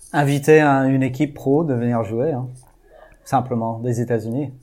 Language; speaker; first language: French; non-native, fluent; English